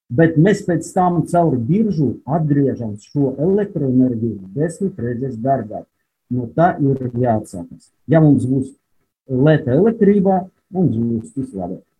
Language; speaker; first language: Latvian; non-native, local second language; Russian